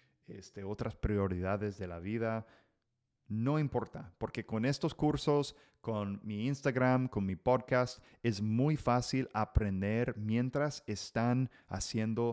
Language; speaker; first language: Spanish; non-native, fluent; English